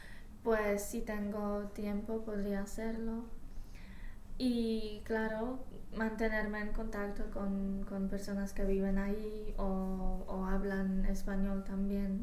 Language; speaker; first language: Spanish; non-native, fluent; Polish